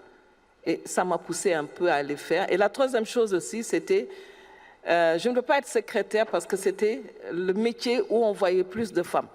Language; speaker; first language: French; non-native, local second language; Wolof